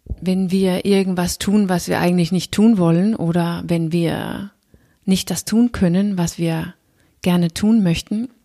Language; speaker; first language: German; non-native, fluent; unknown